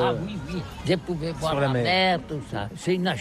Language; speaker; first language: French; non-native, learner; Catalan